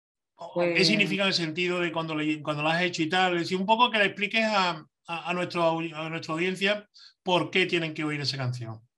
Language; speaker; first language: Spanish; native; Spanish